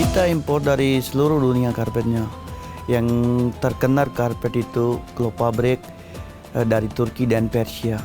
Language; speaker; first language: Indonesian; non-native, learner; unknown